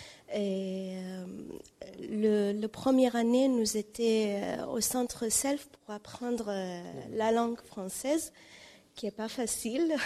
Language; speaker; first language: French; non-native, learner; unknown